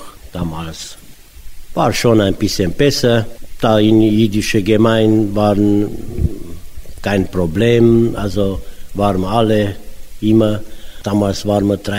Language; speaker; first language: German; non-native, learner; Romanian